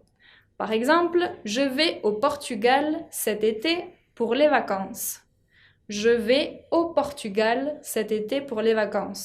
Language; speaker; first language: French; non-native, fluent; Spanish